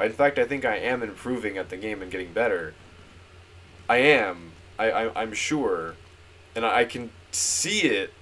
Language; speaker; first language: English; native; English